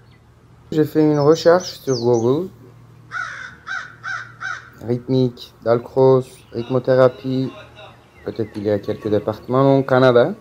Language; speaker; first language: French; non-native, learner; Kurdish